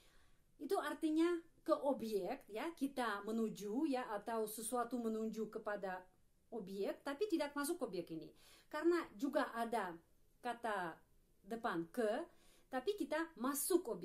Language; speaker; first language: Indonesian; non-native, fluent; Russian